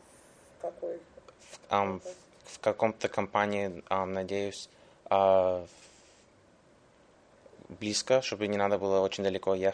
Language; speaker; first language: Russian; early bilingual, heritage; English